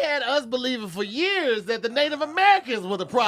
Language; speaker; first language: English; native; English